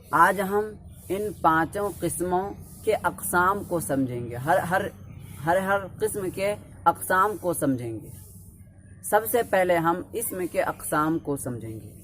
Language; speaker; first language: Urdu; native; Urdu